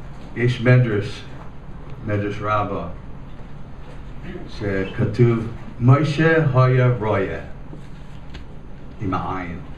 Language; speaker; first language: Hebrew; non-native, fluent; English